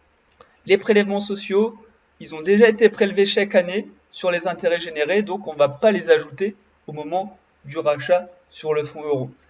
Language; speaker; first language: French; native; French